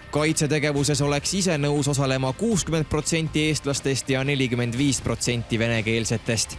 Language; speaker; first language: Estonian; native; Estonian